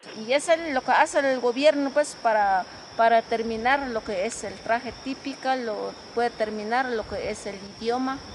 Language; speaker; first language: Spanish; non-native, local second language; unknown